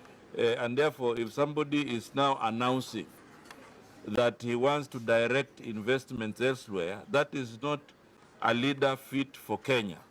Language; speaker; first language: English; non-native, local second language; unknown